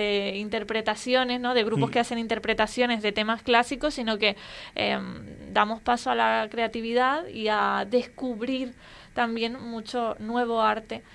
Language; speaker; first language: Spanish; native; Spanish